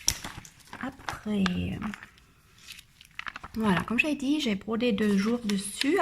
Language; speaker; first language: French; non-native, learner; German